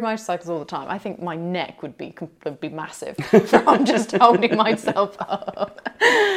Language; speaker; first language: English; native; English